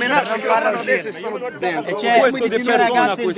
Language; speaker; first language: Italian; non-native, learner; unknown